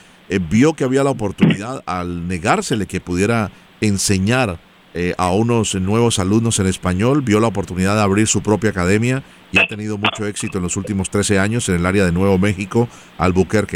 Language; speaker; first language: Spanish; native; Spanish